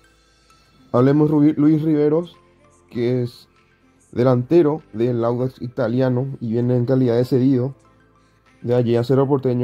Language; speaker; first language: Spanish; native; Spanish